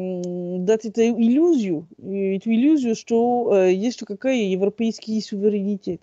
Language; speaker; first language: Russian; non-native, fluent; French